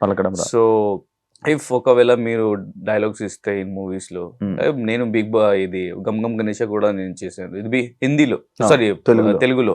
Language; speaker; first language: Telugu; non-native, learner; Hindi